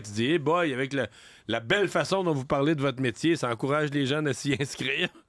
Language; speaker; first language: French; native; French